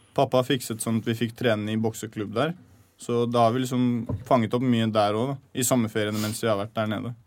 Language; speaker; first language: Norwegian; early bilingual, other home language; Chechen